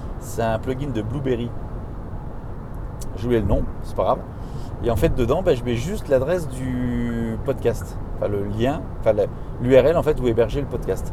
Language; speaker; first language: French; native; French